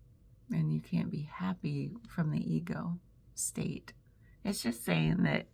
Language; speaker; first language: English; native; English